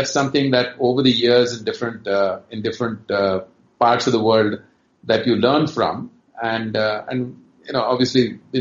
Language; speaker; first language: English; non-native, local second language; Kannada